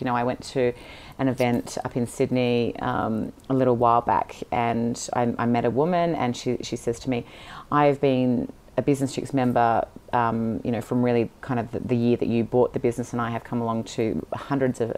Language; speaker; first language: English; native; English